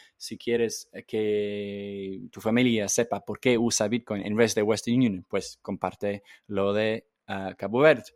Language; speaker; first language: Spanish; non-native, fluent; English